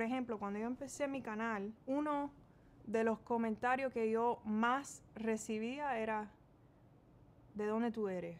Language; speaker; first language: Spanish; early bilingual, heritage; Spanish